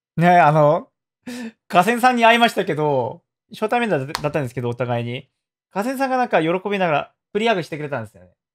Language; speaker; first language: Japanese; non-native, fluent; Korean